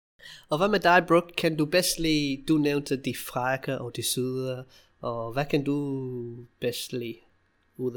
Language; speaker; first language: Danish; non-native, fluent; English